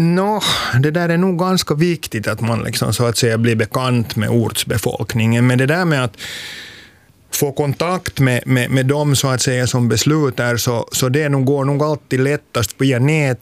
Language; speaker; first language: Swedish; native; Swedish